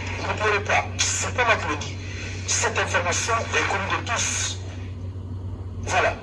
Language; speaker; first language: French; native; French